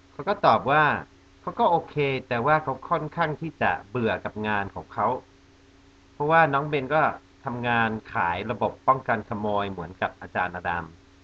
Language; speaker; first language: Thai; non-native, fluent; English